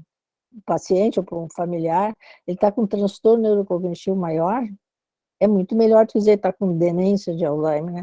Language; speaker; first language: Portuguese; native; Portuguese